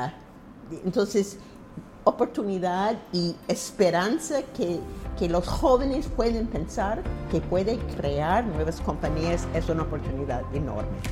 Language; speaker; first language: Spanish; non-native, fluent; English